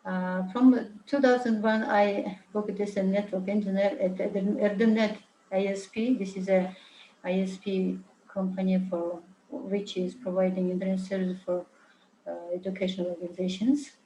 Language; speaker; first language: English; non-native, learner; Mongolian